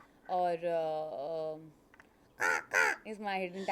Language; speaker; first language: Hindi; native; Hindi